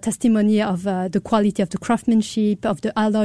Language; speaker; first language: English; non-native, fluent; French